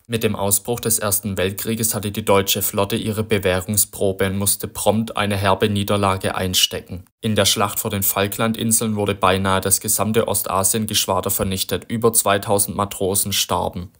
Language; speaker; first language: German; native; German